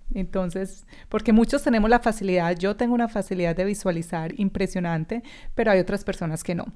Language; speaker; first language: Spanish; native; Spanish